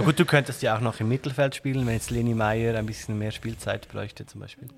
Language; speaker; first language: German; native; German